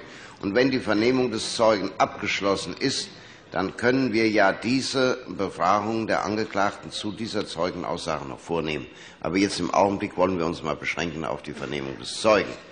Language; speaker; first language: German; native; German